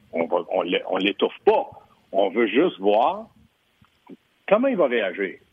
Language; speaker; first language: French; native; French